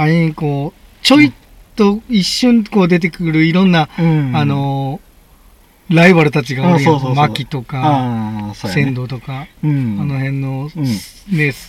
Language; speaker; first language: Japanese; native; Japanese